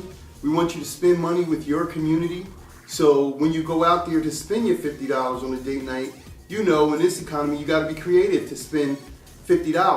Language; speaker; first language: English; native; English